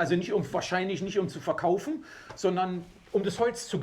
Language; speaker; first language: German; native; German